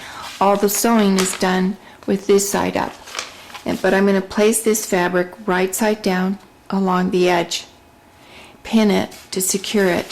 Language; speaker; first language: English; native; English